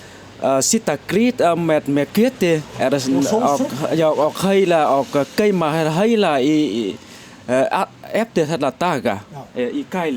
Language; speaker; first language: Icelandic; non-native, learner; Vietnamese